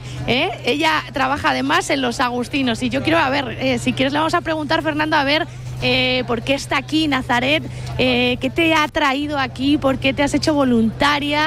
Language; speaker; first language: Spanish; native; Spanish